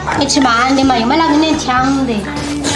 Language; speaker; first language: Chinese; native; Chinese